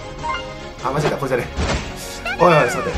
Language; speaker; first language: Japanese; native; Japanese